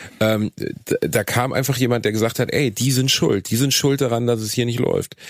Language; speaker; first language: German; native; German